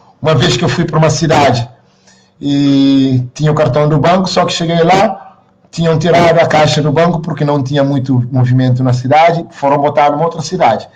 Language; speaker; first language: Portuguese; non-native, local second language; Kabuverdianu